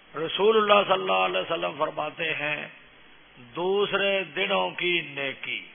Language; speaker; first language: Urdu; non-native, local second language; Punjabi